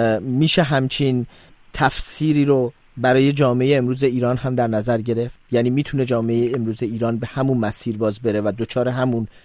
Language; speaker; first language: Persian; native; Persian